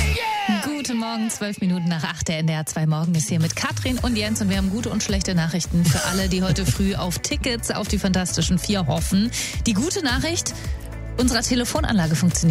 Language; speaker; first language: German; native; German